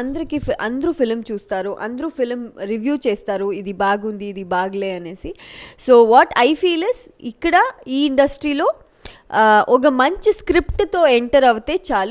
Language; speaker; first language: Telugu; non-native, local second language; Kannada